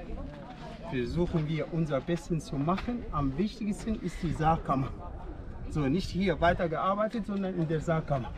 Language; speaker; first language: German; non-native, fluent; Arabic